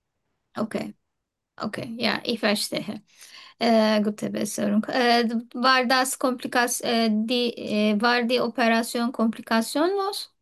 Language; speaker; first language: German; non-native, learner; Turkish